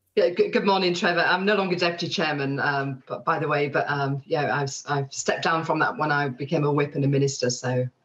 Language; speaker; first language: English; native; English